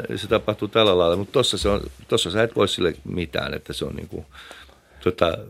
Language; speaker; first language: Finnish; native; Finnish